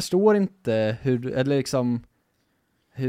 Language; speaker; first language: Swedish; native; Swedish